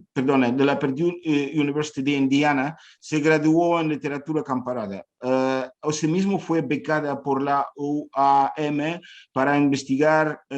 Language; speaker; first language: Spanish; non-native, fluent; Ukrainian